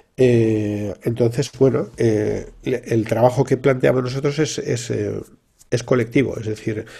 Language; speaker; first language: Spanish; native; Spanish